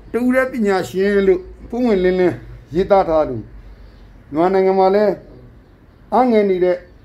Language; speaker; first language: Burmese; native; Burmese